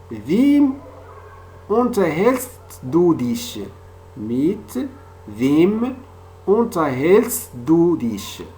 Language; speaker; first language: German; non-native, fluent; French